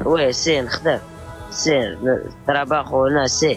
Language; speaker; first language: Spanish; non-native, learner; Arabic